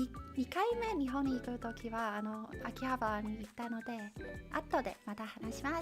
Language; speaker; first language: Japanese; non-native, learner; Chinese